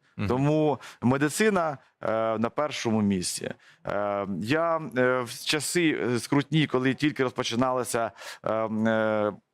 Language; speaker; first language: Ukrainian; native; Ukrainian